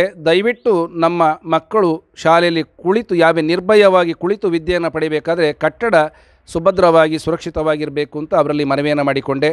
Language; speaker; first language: Kannada; native; Kannada